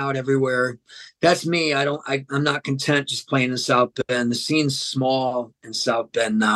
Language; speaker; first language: English; native; English